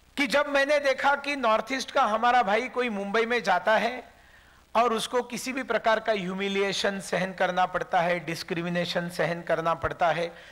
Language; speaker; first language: Hindi; non-native, local second language; Marathi